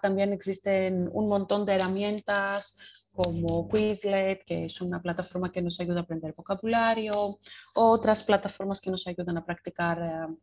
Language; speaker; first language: Spanish; non-native, fluent; Greek